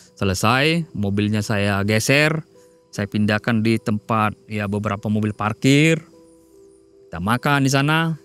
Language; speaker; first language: Indonesian; non-native, local second language; Batak Toba